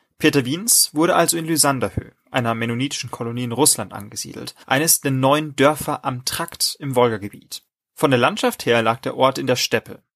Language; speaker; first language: German; native; German